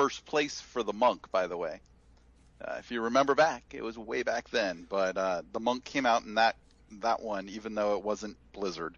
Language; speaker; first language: English; native; English